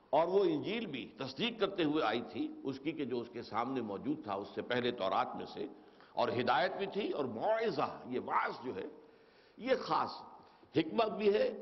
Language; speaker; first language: Urdu; native; Urdu